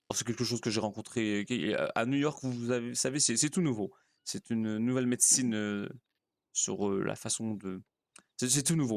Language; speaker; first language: French; native; French